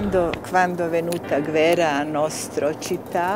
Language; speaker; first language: Italian; non-native, learner; Bosnian